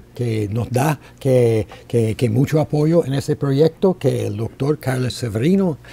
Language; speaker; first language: Spanish; native; Spanish